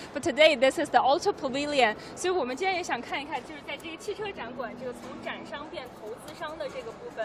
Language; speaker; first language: English; non-native, fluent; Chinese